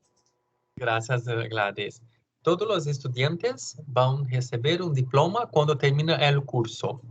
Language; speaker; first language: Spanish; non-native, learner; Portuguese